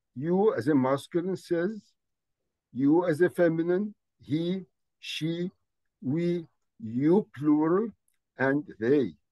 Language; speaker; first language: English; non-native, fluent; Arabic